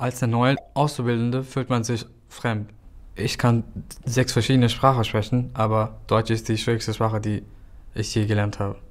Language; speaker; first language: German; non-native, fluent; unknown